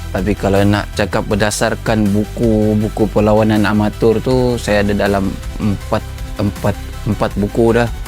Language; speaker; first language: Malay; native; Malay